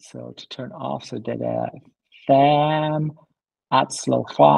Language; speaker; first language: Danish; non-native, learner; English